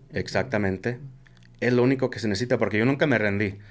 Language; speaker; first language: Spanish; early bilingual, heritage; Spanish